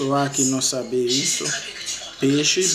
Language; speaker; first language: Portuguese; non-native, learner; Haitian Creole